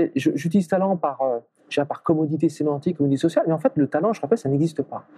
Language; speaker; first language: French; native; French